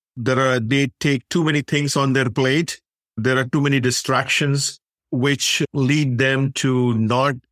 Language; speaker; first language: English; non-native, local second language; Hindi